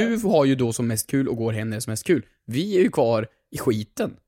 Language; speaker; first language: Swedish; native; Swedish